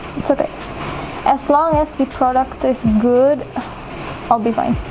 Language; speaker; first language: English; non-native, fluent; Indonesian